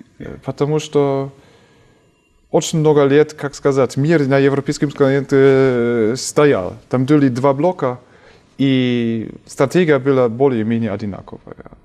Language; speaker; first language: Russian; non-native, fluent; German